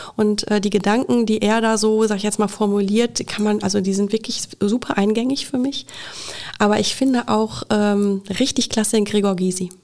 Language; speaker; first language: German; native; German